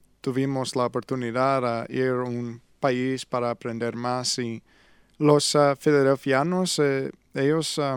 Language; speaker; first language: Spanish; non-native, learner; English